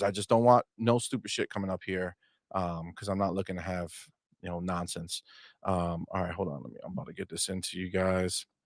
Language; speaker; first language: English; native; English